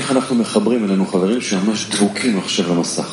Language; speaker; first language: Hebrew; non-native, fluent; Russian